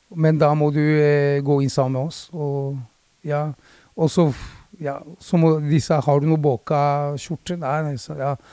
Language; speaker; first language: Norwegian; early bilingual, other home language; Spanish